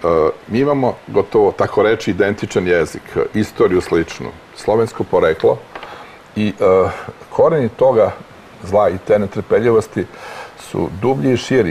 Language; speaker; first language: Croatian; native; Croatian